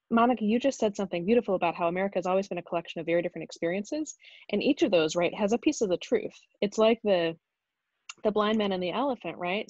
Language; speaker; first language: English; native; English